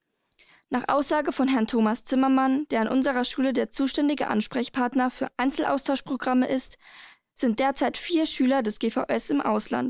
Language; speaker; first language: German; native; German